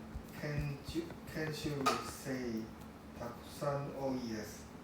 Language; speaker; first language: Japanese; non-native, learner; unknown